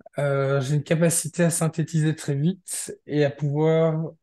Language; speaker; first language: French; native; French